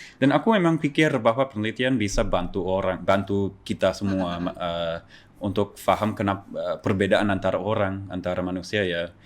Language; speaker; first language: Indonesian; non-native, fluent; English